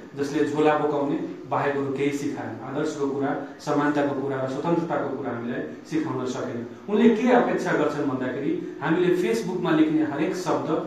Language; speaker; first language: Nepali; non-native, local second language; Maithili